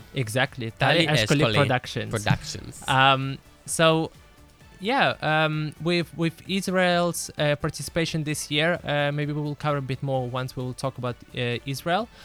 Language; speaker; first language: English; early bilingual, other home language; Lithuanian